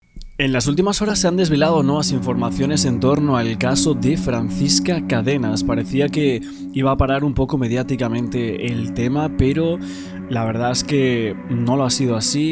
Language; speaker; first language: Spanish; native; Spanish